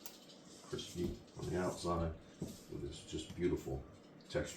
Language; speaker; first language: English; native; English